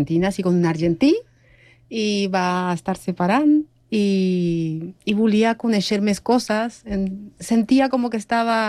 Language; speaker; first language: Catalan; non-native, fluent; Spanish